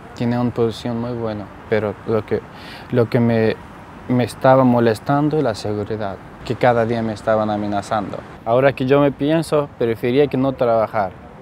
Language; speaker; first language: Spanish; non-native, fluent; Persian